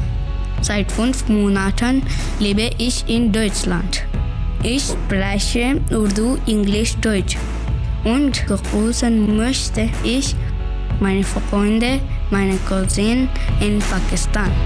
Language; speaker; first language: German; non-native, learner; Urdu